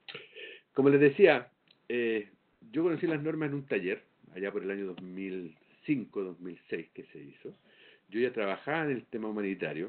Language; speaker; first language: Spanish; native; Spanish